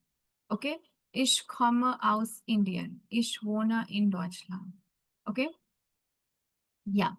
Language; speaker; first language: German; non-native, fluent; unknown